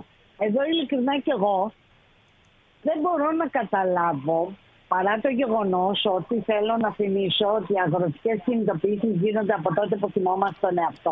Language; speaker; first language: Greek; native; Greek